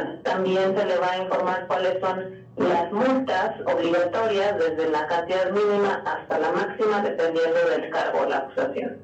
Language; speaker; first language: Spanish; native; Spanish